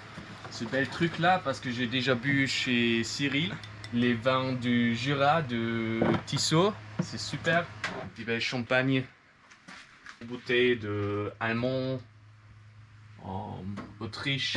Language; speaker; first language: French; non-native, fluent; German